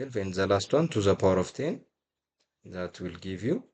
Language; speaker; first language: English; non-native, local second language; Amharic